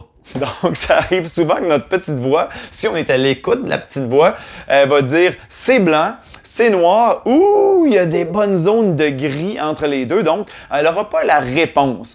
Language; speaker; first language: French; native; French